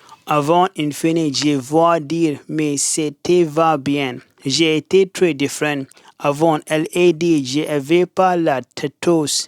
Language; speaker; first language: French; non-native, learner; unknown